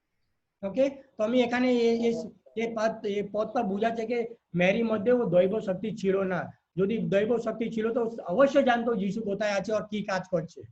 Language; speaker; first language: Bangla; non-native, learner; Hindi